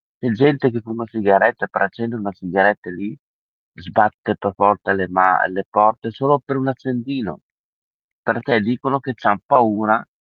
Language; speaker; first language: Italian; early bilingual, other home language; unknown